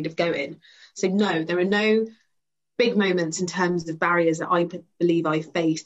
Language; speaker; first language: English; native; English